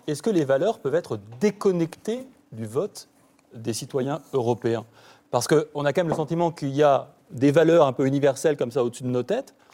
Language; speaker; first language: French; native; French